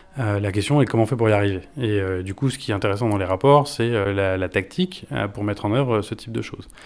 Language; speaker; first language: French; native; French